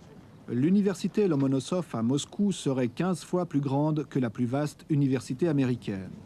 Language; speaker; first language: French; native; French